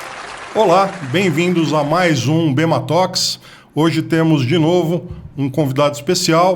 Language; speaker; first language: Portuguese; native; Portuguese